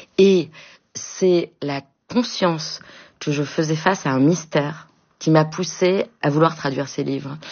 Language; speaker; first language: French; native; French